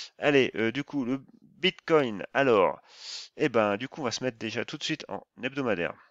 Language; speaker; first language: French; native; French